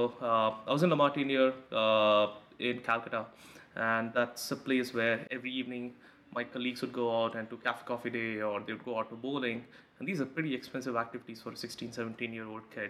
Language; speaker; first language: English; non-native, local second language; Hindi